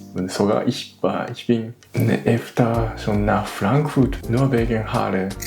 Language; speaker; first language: German; non-native, learner; Japanese